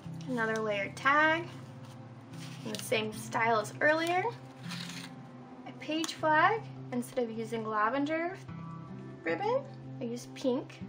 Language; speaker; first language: English; native; English